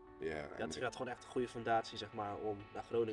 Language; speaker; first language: Dutch; native; Dutch